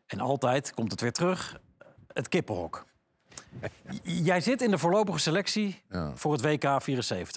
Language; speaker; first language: Dutch; native; Dutch